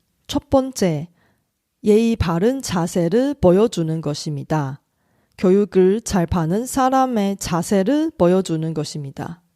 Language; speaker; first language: Korean; non-native, fluent; Chinese